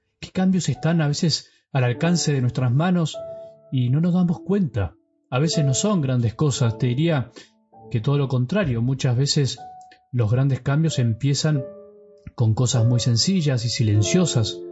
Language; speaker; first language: Spanish; native; Spanish